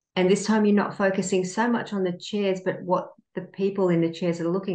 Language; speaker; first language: English; native; English